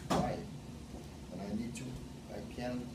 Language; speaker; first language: English; non-native, learner; Portuguese